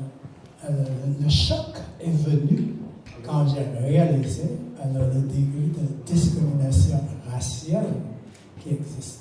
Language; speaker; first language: French; non-native, fluent; English